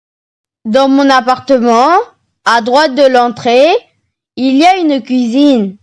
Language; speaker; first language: French; non-native, learner; Tamil